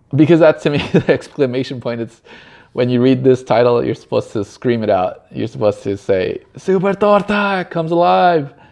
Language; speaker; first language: English; early bilingual, other home language; Spanish